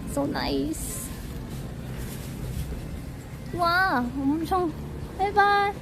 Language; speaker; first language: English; non-native, fluent; Korean